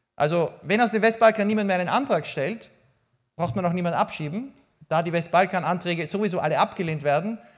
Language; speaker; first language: German; native; German